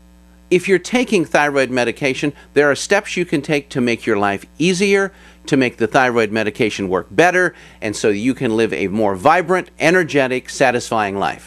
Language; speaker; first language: English; native; English